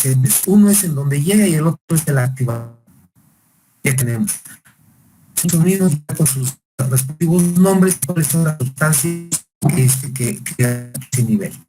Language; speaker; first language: Spanish; native; Spanish